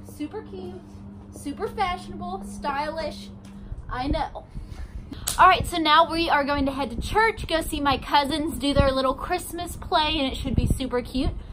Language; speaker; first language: English; native; English